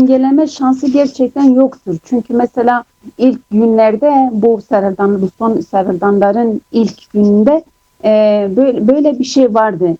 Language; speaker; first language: Turkish; non-native, fluent; Kurdish